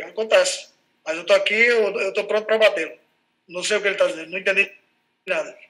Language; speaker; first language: Portuguese; native; Portuguese